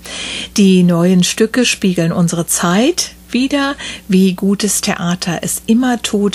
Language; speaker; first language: German; native; German